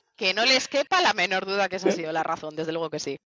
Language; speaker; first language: Spanish; native; Spanish